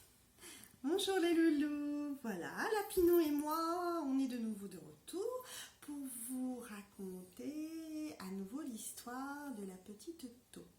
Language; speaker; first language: French; native; French